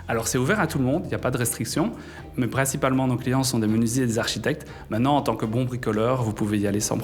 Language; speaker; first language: French; native; French